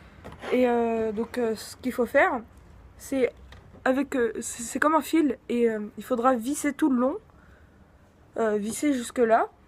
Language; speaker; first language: French; native; French